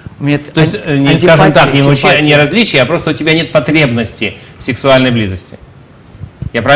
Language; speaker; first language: Russian; native; Russian